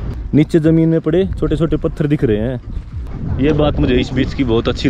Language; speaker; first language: Hindi; native; Hindi